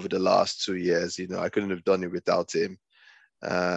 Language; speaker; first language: English; non-native, local second language; Yoruba